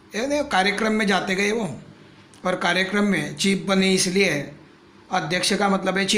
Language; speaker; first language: Hindi; non-native, local second language; Marathi